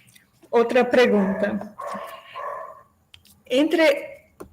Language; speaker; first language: Spanish; non-native, learner; Portuguese